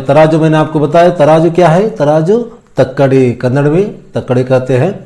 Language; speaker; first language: Hindi; non-native, local second language; Kannada